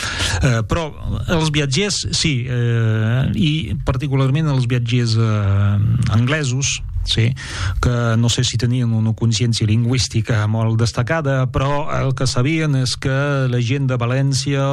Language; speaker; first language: Catalan; non-native, fluent; French